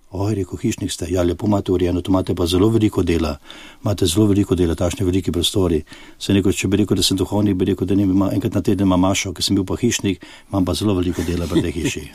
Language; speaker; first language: Slovenian; native; Slovenian